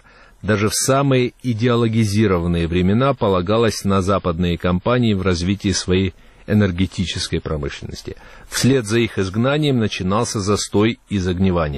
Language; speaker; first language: Russian; native; Russian